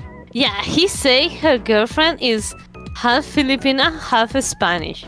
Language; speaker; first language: English; non-native, fluent; Spanish